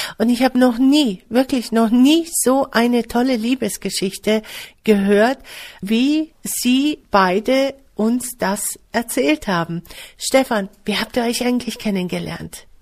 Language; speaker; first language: German; native; German